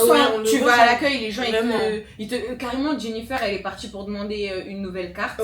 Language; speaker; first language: French; native; French